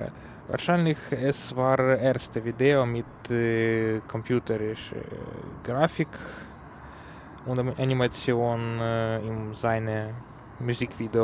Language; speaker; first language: German; non-native, learner; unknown